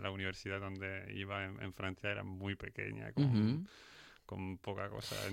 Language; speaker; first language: Spanish; non-native, fluent; French